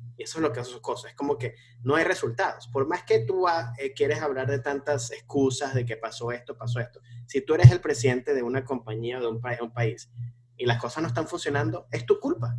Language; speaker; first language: Spanish; native; Spanish